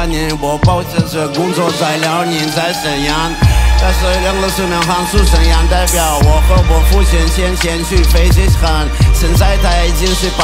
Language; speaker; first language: Chinese; non-native, learner; Russian